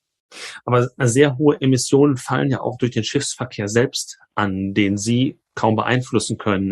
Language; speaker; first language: German; native; German